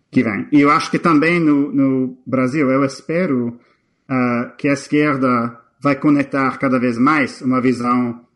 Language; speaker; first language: Portuguese; non-native, fluent; English